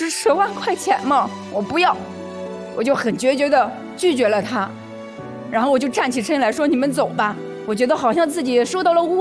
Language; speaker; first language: Chinese; native; Chinese